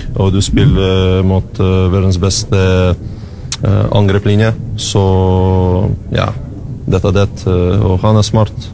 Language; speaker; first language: Norwegian; non-native, learner; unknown